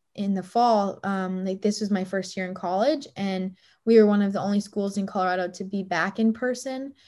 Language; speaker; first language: English; native; English